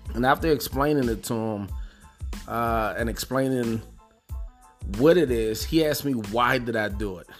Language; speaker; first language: English; native; English